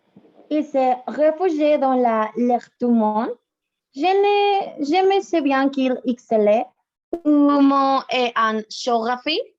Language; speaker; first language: French; non-native, learner; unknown